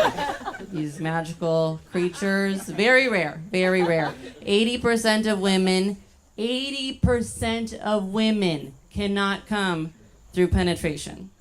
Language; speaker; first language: English; native; English